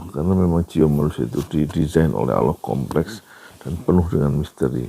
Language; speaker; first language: Indonesian; native; Indonesian